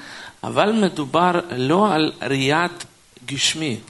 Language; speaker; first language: Hebrew; non-native, fluent; Russian